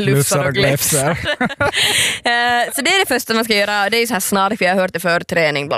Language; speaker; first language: Swedish; native; Swedish